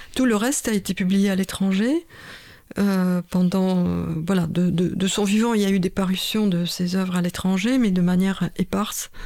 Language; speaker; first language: French; non-native, fluent; Russian